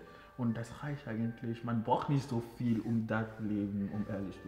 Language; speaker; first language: German; non-native, fluent; Ewe